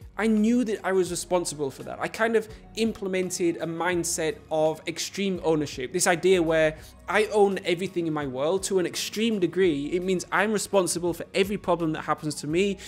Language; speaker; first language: English; native; English